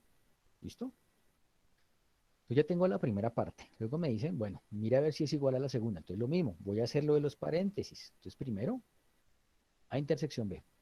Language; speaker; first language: Spanish; native; Spanish